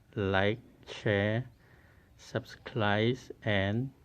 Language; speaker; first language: English; non-native, learner; Thai